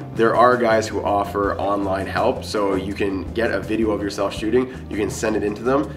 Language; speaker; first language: English; native; English